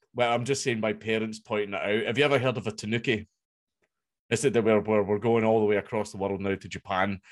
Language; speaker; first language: English; native; English